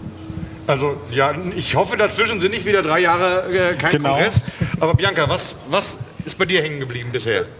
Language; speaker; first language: German; native; German